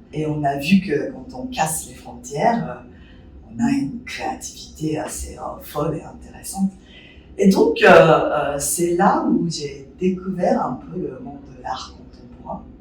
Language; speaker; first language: French; non-native, fluent; Japanese